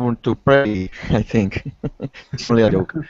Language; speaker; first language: English; non-native, learner; Spanish